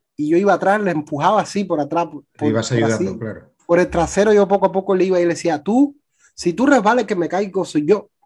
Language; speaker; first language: Spanish; native; Spanish